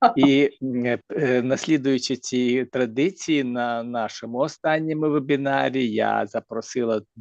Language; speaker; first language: Ukrainian; native; Ukrainian